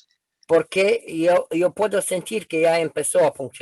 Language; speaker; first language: Spanish; non-native, fluent; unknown